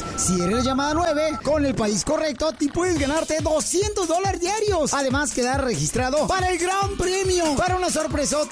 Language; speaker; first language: Spanish; native; Spanish